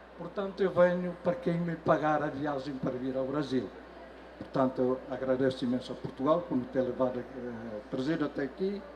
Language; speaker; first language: Portuguese; non-native, local second language; Tetum